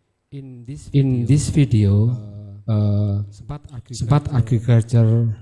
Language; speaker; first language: English; non-native, learner; Indonesian